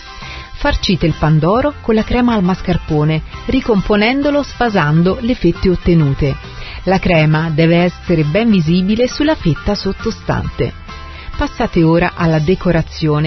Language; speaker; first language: Italian; native; Italian